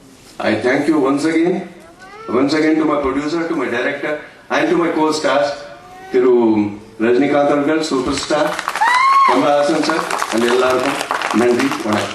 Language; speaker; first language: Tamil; non-native, fluent; Hindi